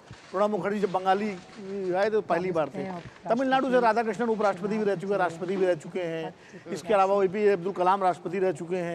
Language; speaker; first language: Hindi; native; Hindi